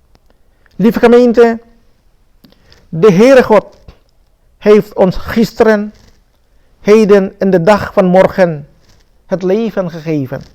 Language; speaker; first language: Dutch; non-native, fluent; Indonesian